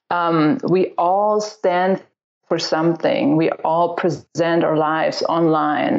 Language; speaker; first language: English; non-native, fluent; German